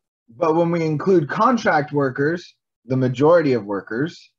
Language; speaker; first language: English; native; English